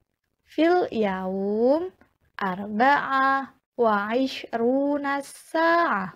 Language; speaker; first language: Arabic; non-native, learner; Indonesian